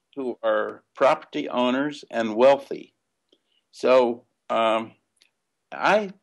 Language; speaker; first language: English; native; English